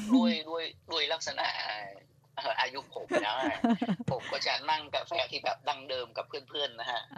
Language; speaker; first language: Thai; non-native, fluent; Vietnamese